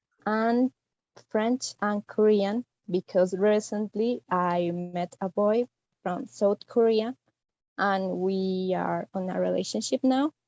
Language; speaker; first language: English; non-native, fluent; Spanish